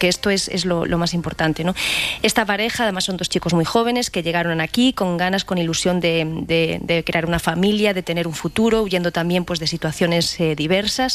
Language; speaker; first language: Spanish; native; Spanish